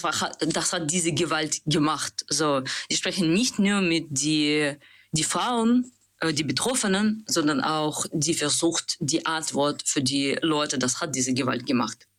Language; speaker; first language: German; non-native, learner; Russian